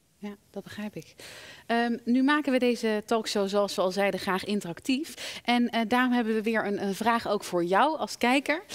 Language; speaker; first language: Dutch; native; Dutch